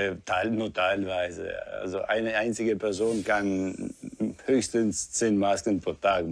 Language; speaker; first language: German; non-native, fluent; Italian